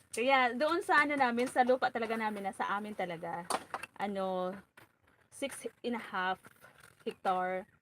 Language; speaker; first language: Filipino; non-native, local second language; Bikol